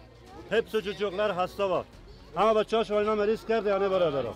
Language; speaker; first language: Turkish; non-native, learner; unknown